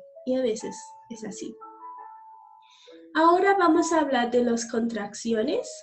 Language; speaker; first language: Spanish; non-native, fluent; English